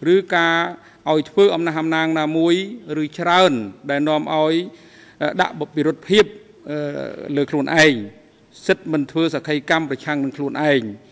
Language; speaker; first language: Khmer; native; Khmer